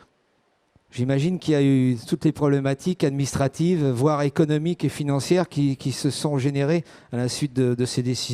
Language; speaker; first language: French; native; French